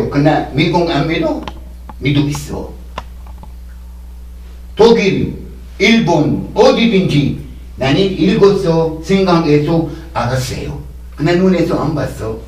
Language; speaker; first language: Korean; non-native, learner; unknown